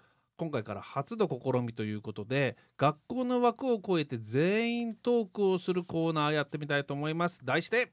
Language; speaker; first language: Japanese; native; Japanese